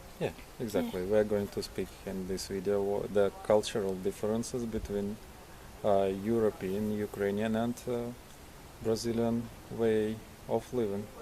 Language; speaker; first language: English; non-native, learner; Ukrainian